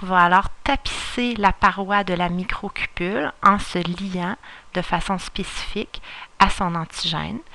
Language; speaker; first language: French; native; French